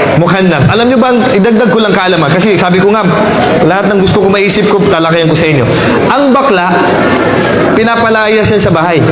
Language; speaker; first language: Filipino; non-native, local second language; Maranao